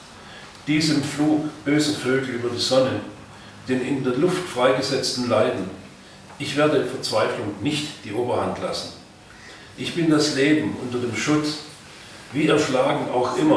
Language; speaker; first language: German; native; German